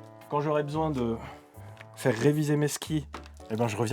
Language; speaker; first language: French; native; French